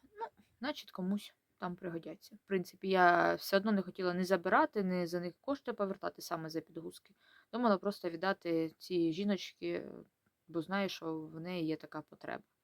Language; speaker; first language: Ukrainian; non-native, local second language; Russian